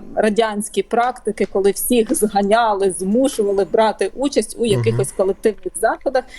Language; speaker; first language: Ukrainian; native; Ukrainian